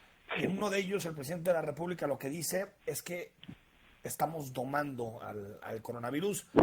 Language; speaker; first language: Spanish; native; Spanish